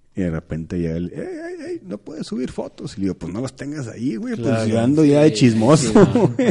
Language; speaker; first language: Spanish; native; Spanish